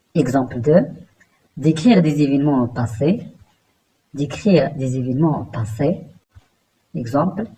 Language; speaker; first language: French; non-native, local second language; Arabic